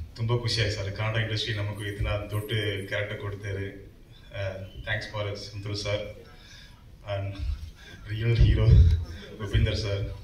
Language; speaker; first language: Kannada; non-native, learner; Tamil